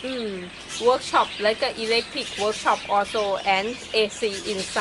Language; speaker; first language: English; non-native, fluent; Thai